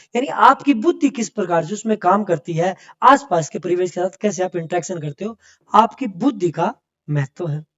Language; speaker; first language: Hindi; native; Hindi